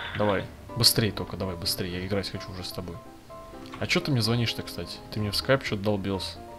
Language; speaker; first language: Russian; native; Russian